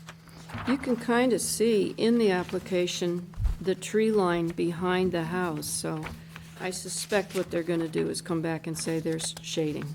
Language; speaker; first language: English; native; English